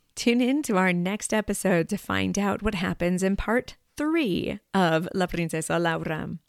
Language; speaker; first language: English; native; English